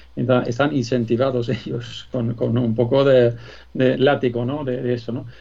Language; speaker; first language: Spanish; non-native, fluent; Swedish